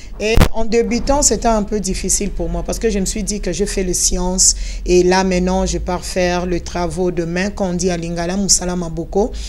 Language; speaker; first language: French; non-native, local second language; Lingala